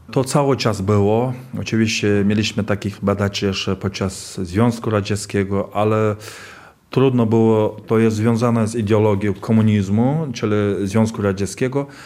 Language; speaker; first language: Polish; non-native, fluent; Kazakh